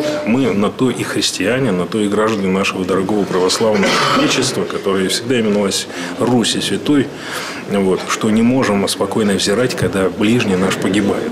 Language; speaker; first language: Russian; native; Russian